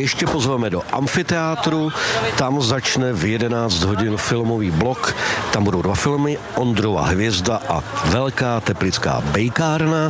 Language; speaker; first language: Czech; native; Czech